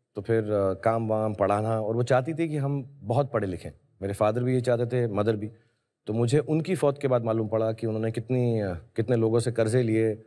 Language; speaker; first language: Hindi; native; Hindi